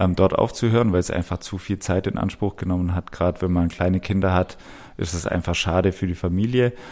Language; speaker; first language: German; native; German